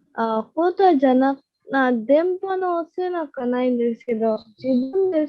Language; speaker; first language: Japanese; non-native, learner; Indonesian